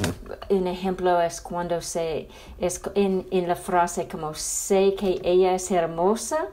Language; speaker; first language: Spanish; non-native, fluent; English